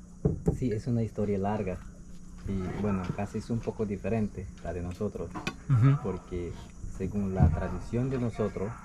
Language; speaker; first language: Spanish; non-native, local second language; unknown